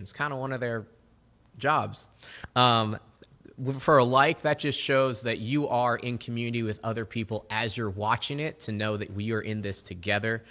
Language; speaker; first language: English; native; English